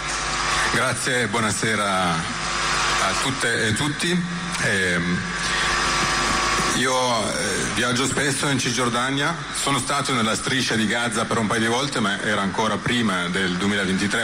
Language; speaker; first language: Italian; native; Italian